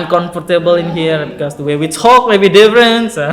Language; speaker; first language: English; non-native, learner; Indonesian